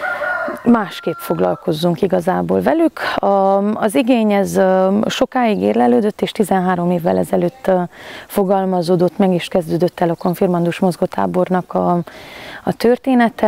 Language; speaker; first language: Hungarian; native; Hungarian